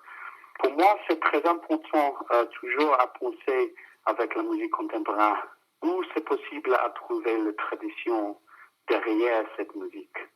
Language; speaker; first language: French; non-native, fluent; English